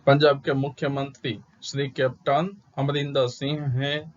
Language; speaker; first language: Hindi; non-native, local second language; Gujarati